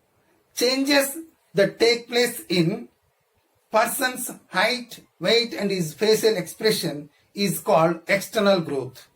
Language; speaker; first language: English; non-native, local second language; Telugu